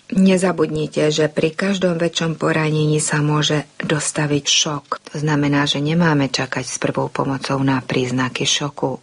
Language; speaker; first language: Slovak; early bilingual, heritage; Slovak